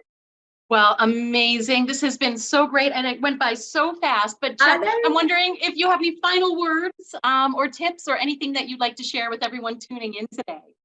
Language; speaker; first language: English; native; English